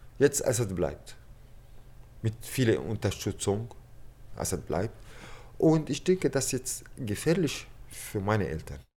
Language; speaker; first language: German; non-native, learner; Arabic